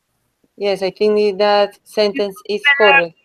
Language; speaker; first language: English; non-native, learner; Spanish